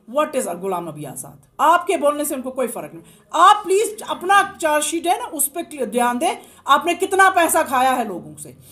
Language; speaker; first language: Hindi; non-native, local second language; Kashmiri